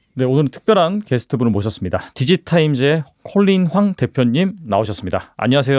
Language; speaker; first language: Korean; native; Korean